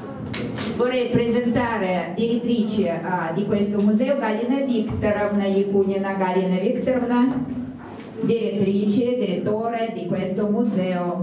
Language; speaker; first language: Italian; non-native, fluent; Russian